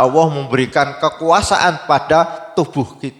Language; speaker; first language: Indonesian; native; Indonesian